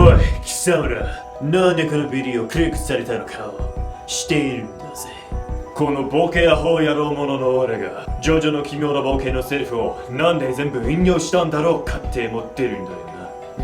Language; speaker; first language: Japanese; non-native, learner; English